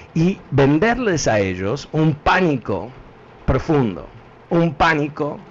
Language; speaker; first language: Spanish; early bilingual, heritage; Spanish